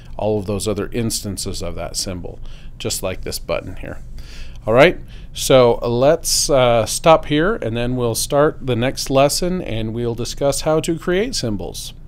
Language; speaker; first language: English; native; English